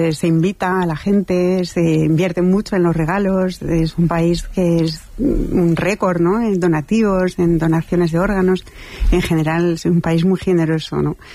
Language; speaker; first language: Spanish; non-native, fluent; French